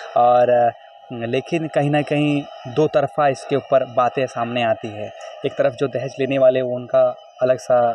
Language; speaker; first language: Hindi; native; Hindi